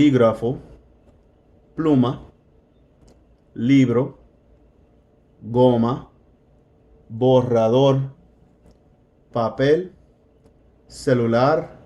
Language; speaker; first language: Spanish; non-native, fluent; English